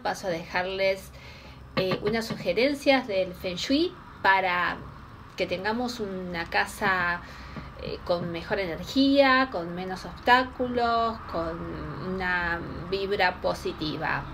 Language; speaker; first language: Spanish; native; Spanish